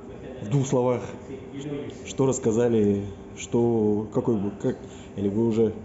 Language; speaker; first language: Russian; native; Russian